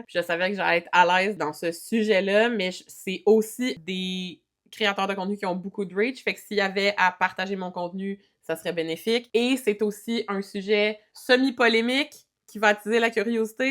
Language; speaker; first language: French; native; French